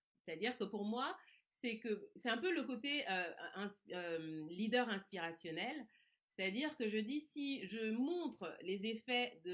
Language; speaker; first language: French; native; French